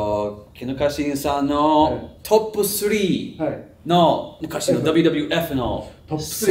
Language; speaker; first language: Japanese; non-native, learner; English